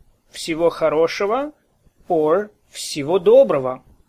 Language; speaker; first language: Russian; non-native, learner; English